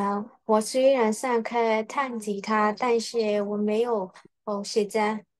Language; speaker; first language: Chinese; non-native, learner; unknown